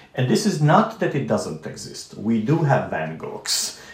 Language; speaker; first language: English; non-native, fluent; Romanian